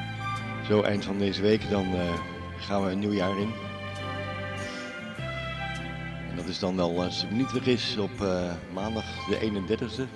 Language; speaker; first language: Dutch; native; Dutch